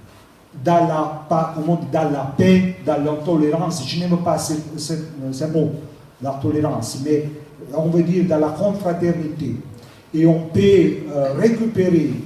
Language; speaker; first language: French; non-native, learner; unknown